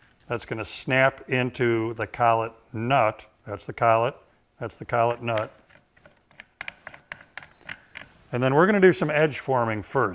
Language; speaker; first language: English; native; English